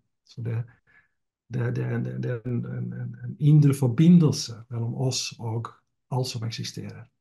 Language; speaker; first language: Norwegian; non-native, fluent; Dutch